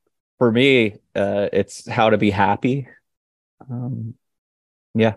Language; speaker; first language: English; native; English